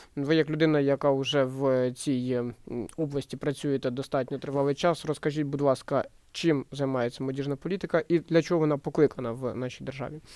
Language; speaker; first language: Ukrainian; native; Ukrainian